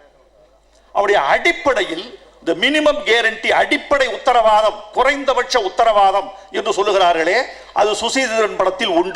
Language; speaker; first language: Tamil; native; Tamil